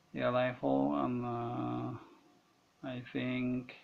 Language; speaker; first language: English; non-native, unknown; Japanese